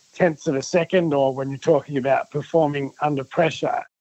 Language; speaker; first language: English; native; English